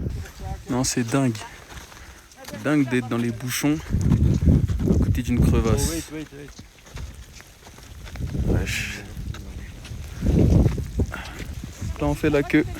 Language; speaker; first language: French; native; French